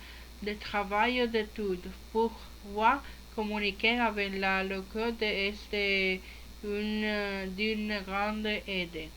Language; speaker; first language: French; non-native, learner; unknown